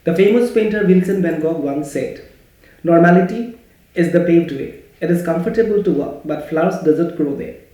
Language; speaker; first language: English; non-native, local second language; Assamese